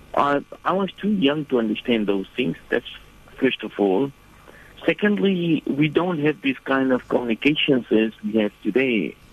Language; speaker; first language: English; non-native, fluent; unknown